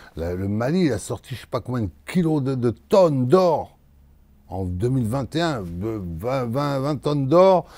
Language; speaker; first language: French; native; French